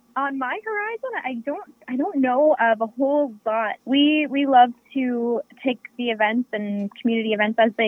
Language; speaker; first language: English; native; English